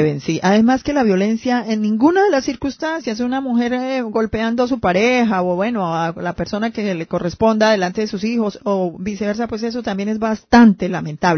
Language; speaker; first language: Spanish; native; Spanish